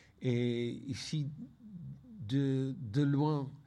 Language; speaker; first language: French; non-native, fluent; Dutch